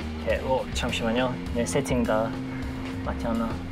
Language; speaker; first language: Korean; non-native, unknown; English